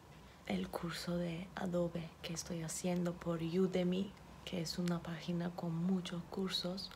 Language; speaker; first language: Spanish; non-native, fluent; Turkish